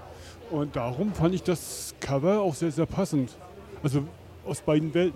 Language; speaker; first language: German; native; German